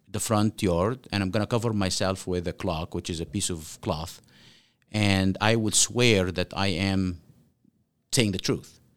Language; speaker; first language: English; non-native, fluent; Arabic